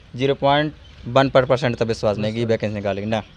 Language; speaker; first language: Hindi; native; Hindi